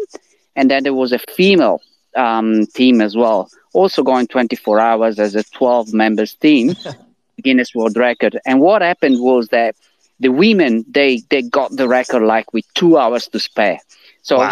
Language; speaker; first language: English; non-native, fluent; Italian